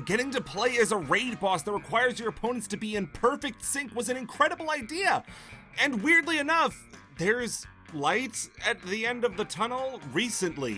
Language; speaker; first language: English; native; English